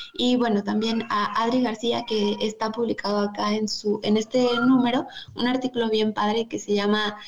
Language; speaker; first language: Spanish; native; Spanish